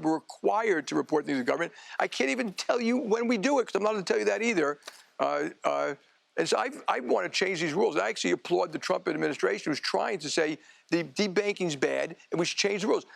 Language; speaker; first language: English; native; English